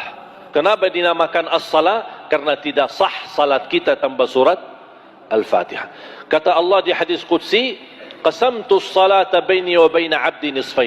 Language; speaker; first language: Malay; non-native, fluent; Arabic